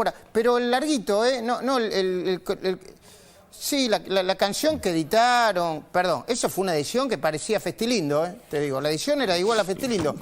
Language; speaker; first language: Spanish; native; Spanish